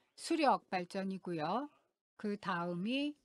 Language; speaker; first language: Korean; non-native, fluent; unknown